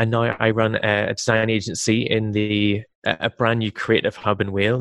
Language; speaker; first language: English; native; English